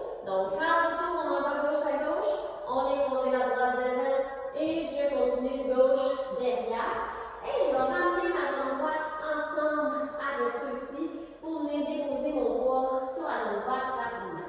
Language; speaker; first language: French; native; French